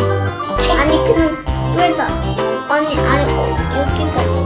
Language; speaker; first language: Korean; early bilingual, heritage; Korean